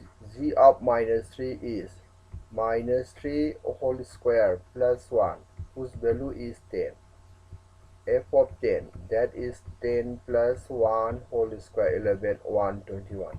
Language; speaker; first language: English; non-native, local second language; Manipuri